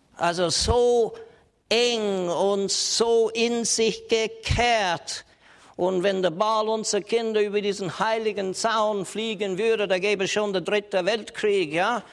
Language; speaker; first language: German; non-native, fluent; English